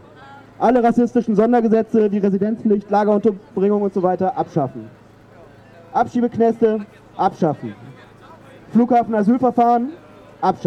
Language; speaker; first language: German; native; German